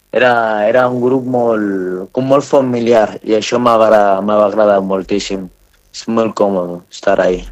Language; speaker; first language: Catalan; non-native, fluent; Arabic